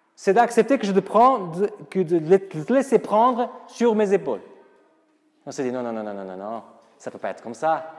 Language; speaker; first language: French; non-native, fluent; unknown